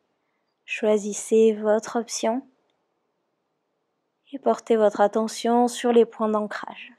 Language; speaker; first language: French; native; French